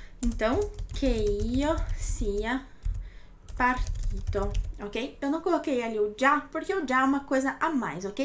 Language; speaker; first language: Portuguese; native; Portuguese